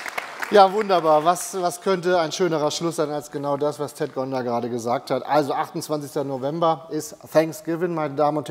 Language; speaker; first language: German; native; German